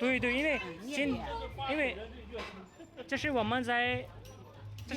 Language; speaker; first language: Chinese; non-native, learner; Urdu